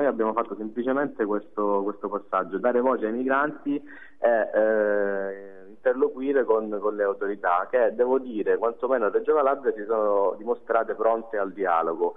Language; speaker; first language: Italian; native; Italian